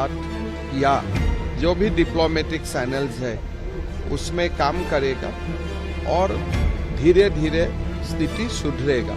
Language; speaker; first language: Hindi; non-native, local second language; Assamese